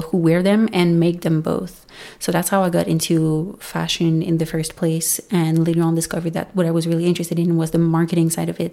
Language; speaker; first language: English; non-native, fluent; French